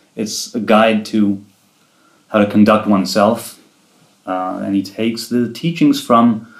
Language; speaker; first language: English; early bilingual, other home language; Hebrew